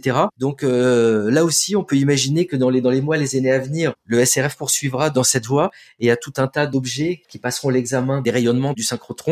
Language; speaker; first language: French; native; French